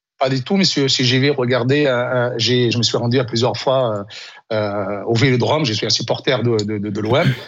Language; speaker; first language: French; non-native, local second language; Arabic